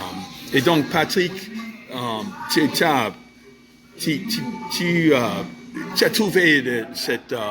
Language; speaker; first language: French; non-native, fluent; English